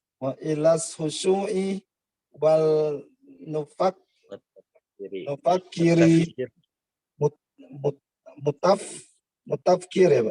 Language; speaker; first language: Arabic; non-native, learner; Indonesian